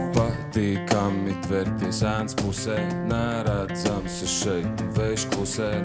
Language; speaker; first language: Latvian; native; Latvian